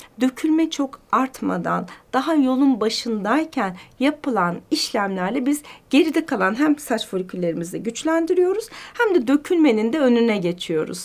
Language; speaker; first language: Turkish; native; Turkish